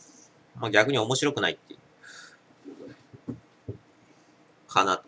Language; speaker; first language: Japanese; native; Japanese